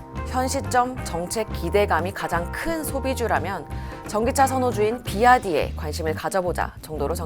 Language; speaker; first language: Korean; native; Korean